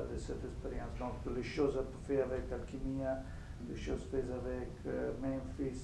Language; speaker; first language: French; non-native, fluent; Italian